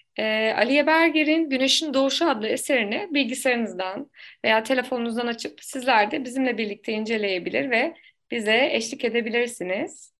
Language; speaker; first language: Turkish; native; Turkish